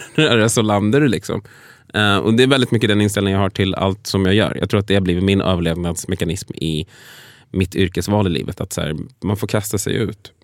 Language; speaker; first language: Swedish; native; Swedish